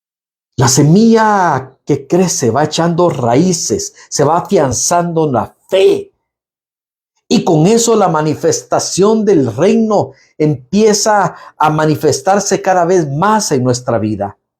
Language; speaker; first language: Spanish; native; Spanish